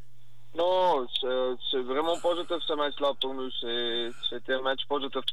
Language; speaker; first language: French; non-native, learner; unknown